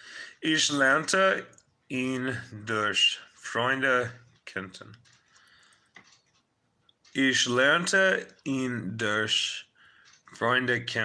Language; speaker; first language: German; non-native, fluent; English